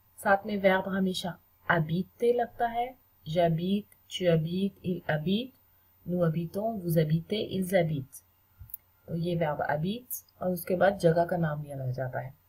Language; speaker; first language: Hindi; native; Hindi